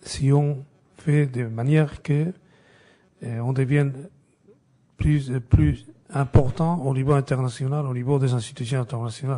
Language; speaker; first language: French; non-native, fluent; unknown